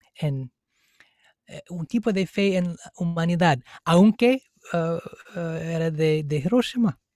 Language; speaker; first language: Spanish; non-native, fluent; English